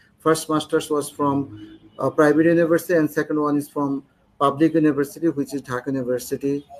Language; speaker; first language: English; non-native, local second language; Bangla